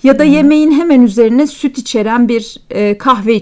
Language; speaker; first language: Turkish; native; Turkish